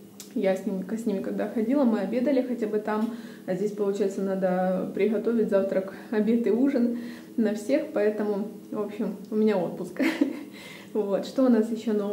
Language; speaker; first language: Russian; native; Russian